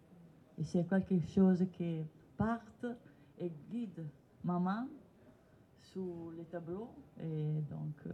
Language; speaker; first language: French; non-native, learner; Italian